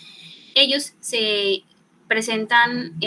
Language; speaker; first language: Spanish; native; Spanish